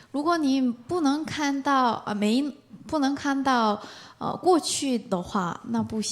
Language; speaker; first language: Chinese; non-native, learner; Korean